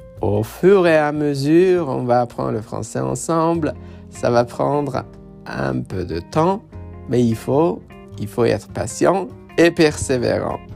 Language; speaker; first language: French; non-native, fluent; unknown